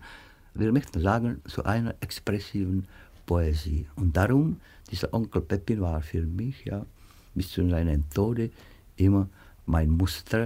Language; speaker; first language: German; non-native, fluent; Czech